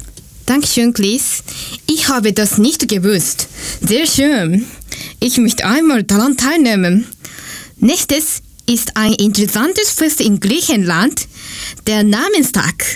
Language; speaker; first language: German; non-native, learner; Japanese